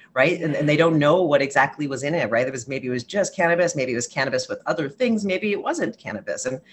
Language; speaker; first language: English; native; English